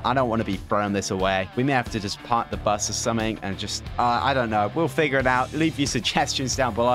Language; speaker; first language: English; native; English